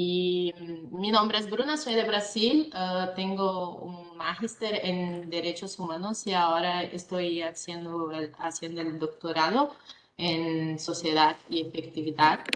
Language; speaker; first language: Spanish; non-native, fluent; Portuguese